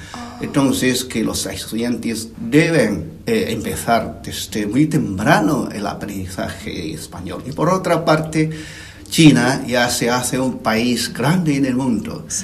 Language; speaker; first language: Spanish; non-native, fluent; Chinese